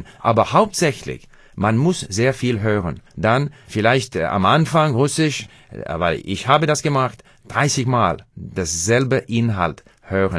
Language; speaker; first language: German; non-native, learner; English